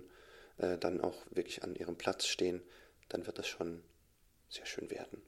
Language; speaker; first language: German; native; German